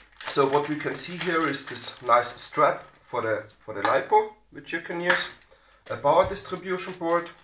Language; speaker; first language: English; non-native, fluent; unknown